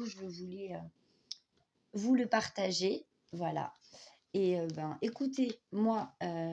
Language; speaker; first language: French; native; French